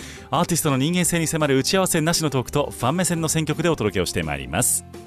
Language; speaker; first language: Japanese; native; Japanese